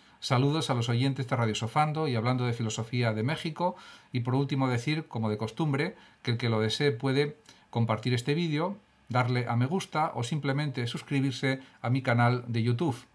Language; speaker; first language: Spanish; native; Spanish